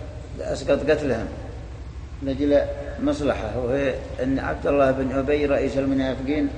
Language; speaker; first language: Arabic; native; Arabic